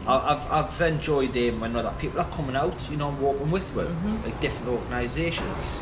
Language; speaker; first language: English; native; English